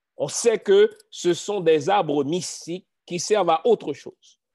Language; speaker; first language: French; native; French